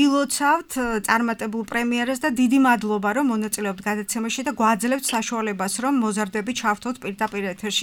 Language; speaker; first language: Georgian; native; Georgian